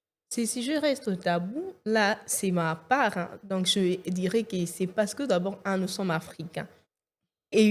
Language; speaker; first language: French; non-native, local second language; Lingala